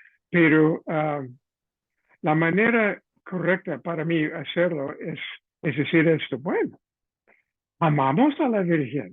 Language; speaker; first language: Spanish; non-native, fluent; English